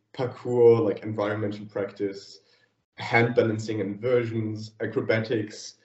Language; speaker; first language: English; non-native, fluent; German